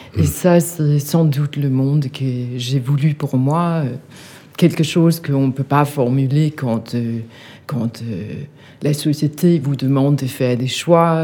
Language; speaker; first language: French; non-native, fluent; Danish